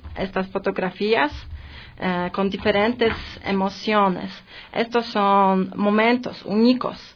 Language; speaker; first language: Spanish; non-native, learner; Polish